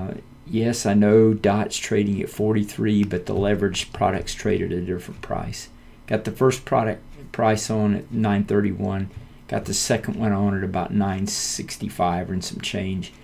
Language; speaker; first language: English; native; English